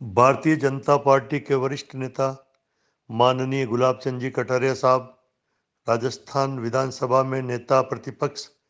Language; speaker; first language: Hindi; native; Hindi